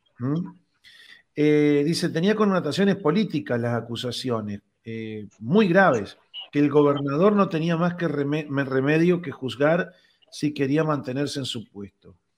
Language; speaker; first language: Spanish; native; Spanish